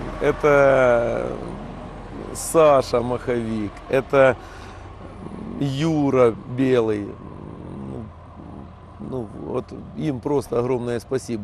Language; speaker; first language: Russian; native; Russian